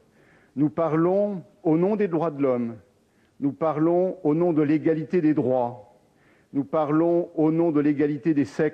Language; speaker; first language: French; native; French